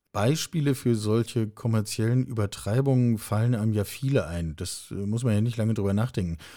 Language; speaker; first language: German; native; German